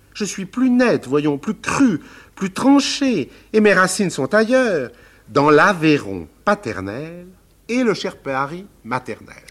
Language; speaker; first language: French; native; French